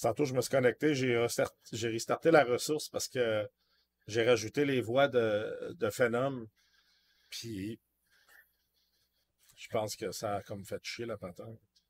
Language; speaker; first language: French; native; French